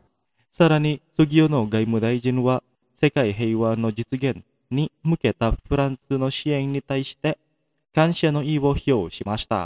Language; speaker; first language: Japanese; non-native, fluent; Indonesian